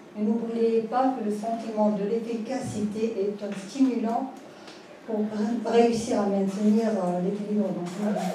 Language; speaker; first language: French; non-native, local second language; Arabic